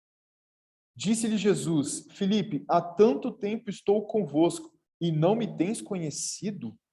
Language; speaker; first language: Portuguese; native; Portuguese